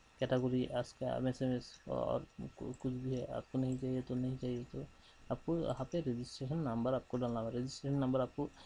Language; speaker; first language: Hindi; non-native, local second language; Bangla